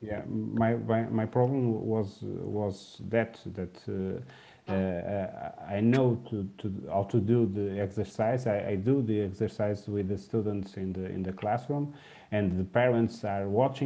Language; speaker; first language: English; non-native, learner; Portuguese